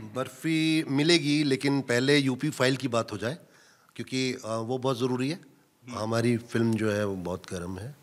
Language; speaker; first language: Hindi; native; Hindi